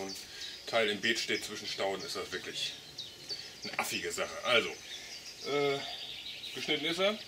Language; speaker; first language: German; native; German